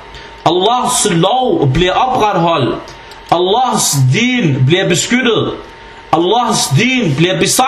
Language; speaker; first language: Danish; early bilingual, other home language; Arabic